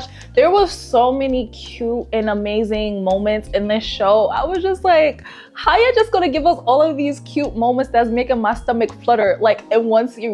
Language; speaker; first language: English; native; English